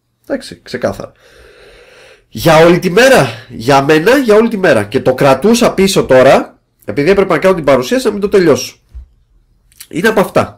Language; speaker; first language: Greek; native; Greek